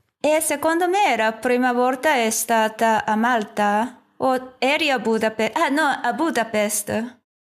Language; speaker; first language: Italian; non-native, fluent; Japanese